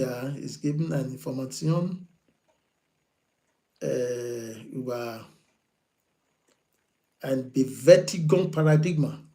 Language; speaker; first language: German; non-native, learner; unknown